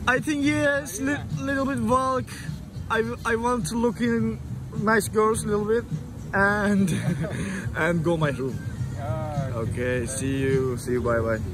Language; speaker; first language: English; non-native, learner; Turkish